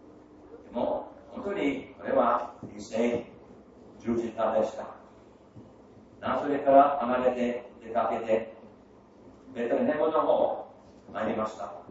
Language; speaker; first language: Japanese; non-native, fluent; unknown